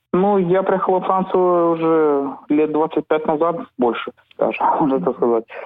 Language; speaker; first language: Ukrainian; non-native, local second language; Russian